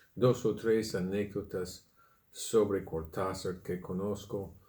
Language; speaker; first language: Spanish; non-native, fluent; English